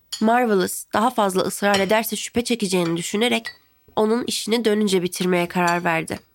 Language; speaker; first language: Turkish; native; Turkish